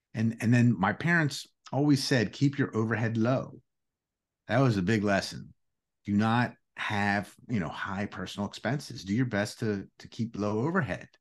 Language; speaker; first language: English; early bilingual, other home language; Greek